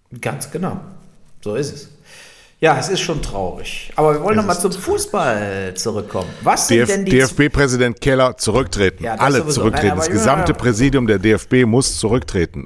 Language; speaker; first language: German; native; German